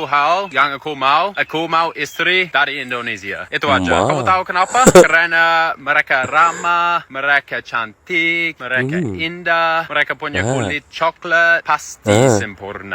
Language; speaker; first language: Indonesian; non-native, learner; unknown